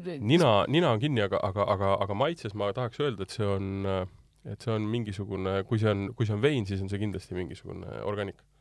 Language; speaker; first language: Estonian; native; Estonian